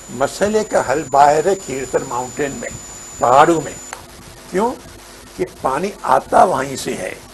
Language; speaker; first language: Urdu; non-native, local second language; Sindhi